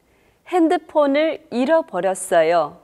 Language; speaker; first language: Korean; non-native, fluent; Chinese